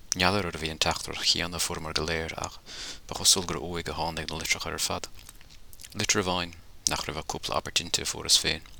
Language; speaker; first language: Irish; native; Irish